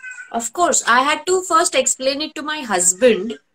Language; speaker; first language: English; non-native, local second language; Marathi